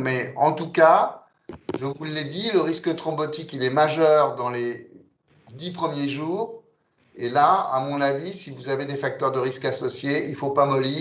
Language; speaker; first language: French; native; French